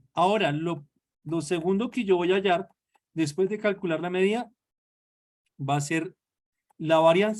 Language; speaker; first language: Spanish; native; Spanish